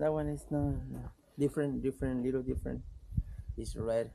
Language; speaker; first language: English; non-native, learner; Spanish